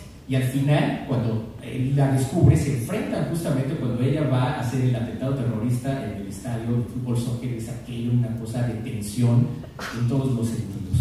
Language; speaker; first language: Spanish; native; Spanish